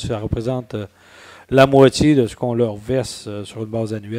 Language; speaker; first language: French; native; French